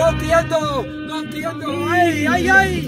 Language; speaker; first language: Spanish; non-native, learner; English